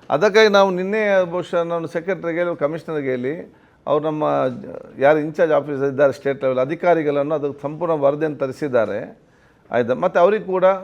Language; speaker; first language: Kannada; non-native, local second language; Malayalam